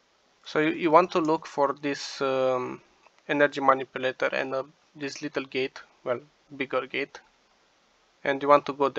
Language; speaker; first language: English; non-native, fluent; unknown